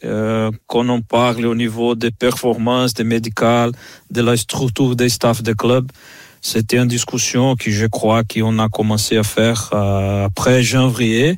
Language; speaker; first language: French; non-native, fluent; Portuguese